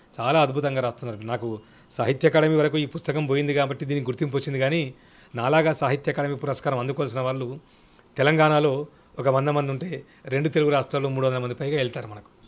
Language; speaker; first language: Telugu; native; Telugu